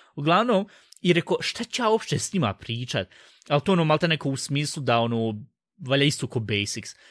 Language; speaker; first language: Bosnian; early bilingual, heritage; Bosnian